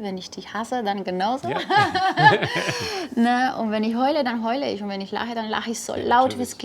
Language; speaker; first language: German; non-native, fluent; Spanish